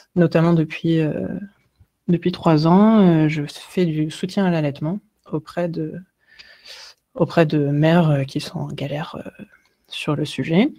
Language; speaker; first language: French; native; French